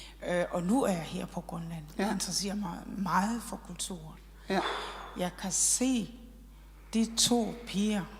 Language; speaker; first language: Danish; non-native, fluent; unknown